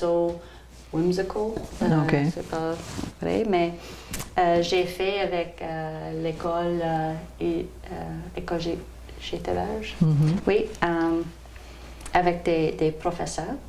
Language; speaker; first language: French; non-native, local second language; English